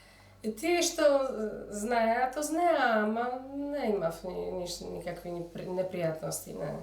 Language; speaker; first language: Macedonian; early bilingual, heritage; Polish